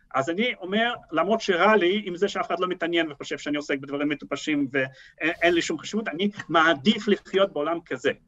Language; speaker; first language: Hebrew; non-native, fluent; Russian